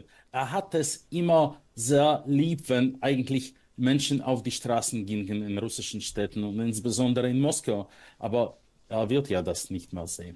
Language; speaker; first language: German; non-native, fluent; Russian